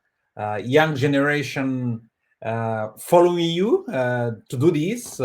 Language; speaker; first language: English; non-native, fluent; Portuguese